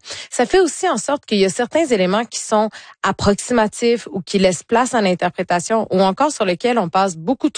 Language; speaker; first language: French; native; French